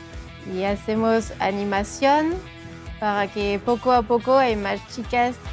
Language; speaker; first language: Spanish; non-native, learner; French